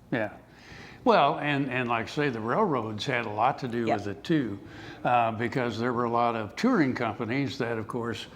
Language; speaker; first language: English; native; English